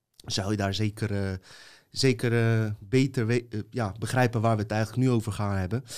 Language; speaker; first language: Dutch; native; Dutch